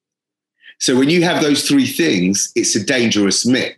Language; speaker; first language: English; native; English